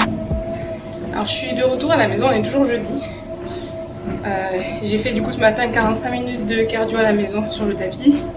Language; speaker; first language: French; native; French